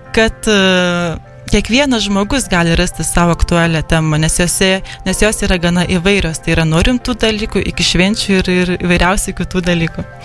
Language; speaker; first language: Lithuanian; native; Lithuanian